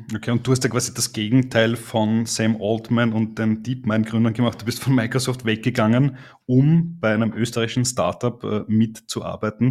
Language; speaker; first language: German; native; German